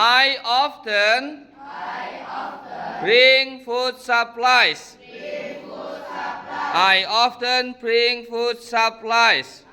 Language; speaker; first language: English; non-native, fluent; Indonesian